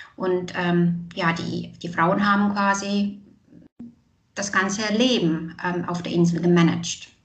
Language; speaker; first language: German; non-native, fluent; Estonian